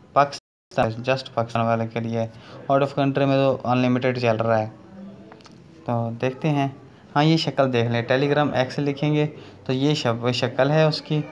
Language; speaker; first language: Urdu; native; Urdu